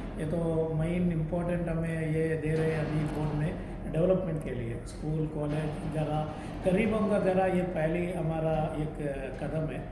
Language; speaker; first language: Urdu; non-native, local second language; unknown